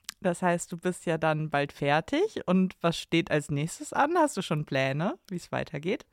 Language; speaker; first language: German; native; German